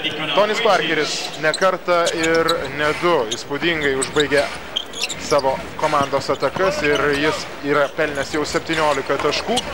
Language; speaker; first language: Lithuanian; native; Lithuanian